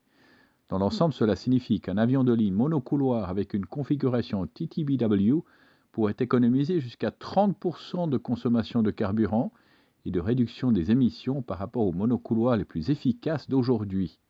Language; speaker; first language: French; native; French